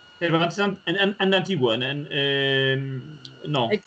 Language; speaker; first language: Spanish; non-native, learner; Polish